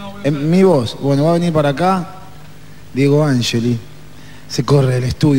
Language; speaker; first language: Spanish; native; Spanish